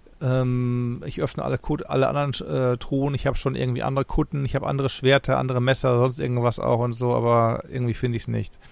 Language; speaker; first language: German; native; German